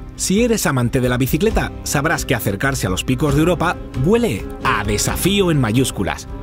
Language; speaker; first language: Spanish; native; Spanish